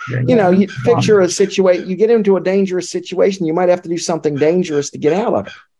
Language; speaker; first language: English; native; English